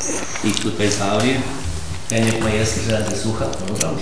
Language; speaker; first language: Polish; early bilingual, heritage; Polish